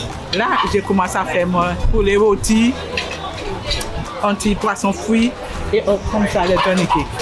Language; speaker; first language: French; non-native, local second language; English